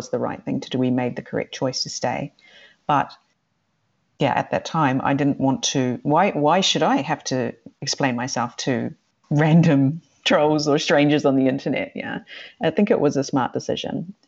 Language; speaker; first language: English; native; English